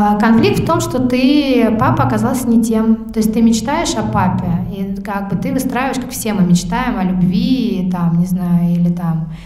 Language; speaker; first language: Russian; native; Russian